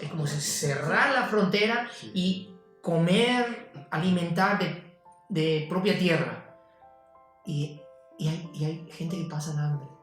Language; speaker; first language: Spanish; non-native, fluent; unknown